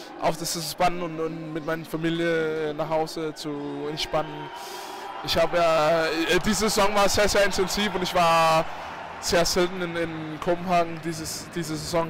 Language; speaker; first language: German; non-native, fluent; Danish